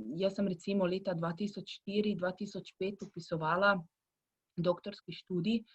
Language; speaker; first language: Slovenian; early bilingual, heritage; Croatian